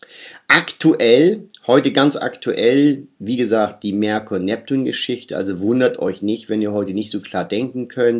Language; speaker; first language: German; native; German